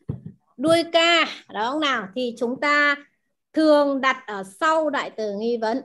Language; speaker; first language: Vietnamese; native; Vietnamese